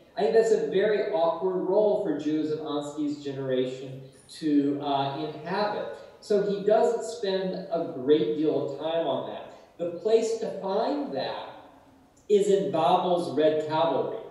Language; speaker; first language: English; native; English